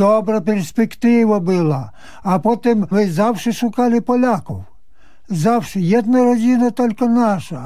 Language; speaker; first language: Polish; early bilingual, heritage; Polish